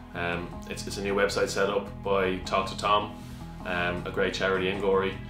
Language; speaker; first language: English; native; English